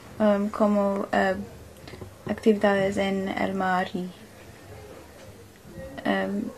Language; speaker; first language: Spanish; non-native, learner; English